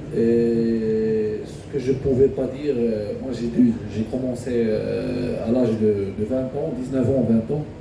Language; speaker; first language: French; non-native, local second language; Arabic